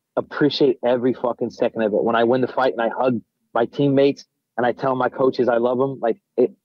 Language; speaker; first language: English; native; English